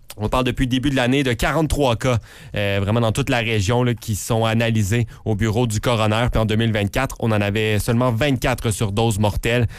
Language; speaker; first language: French; native; French